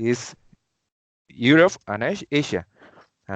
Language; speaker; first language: English; non-native, learner; Spanish